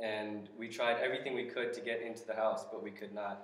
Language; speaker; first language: English; native; English